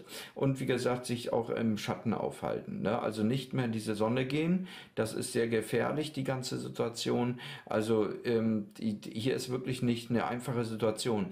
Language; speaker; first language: German; native; German